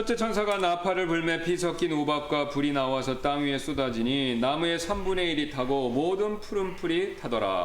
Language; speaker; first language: Korean; native; Korean